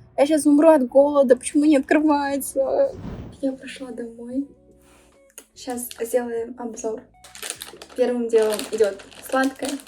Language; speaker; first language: Russian; early bilingual, heritage; Russian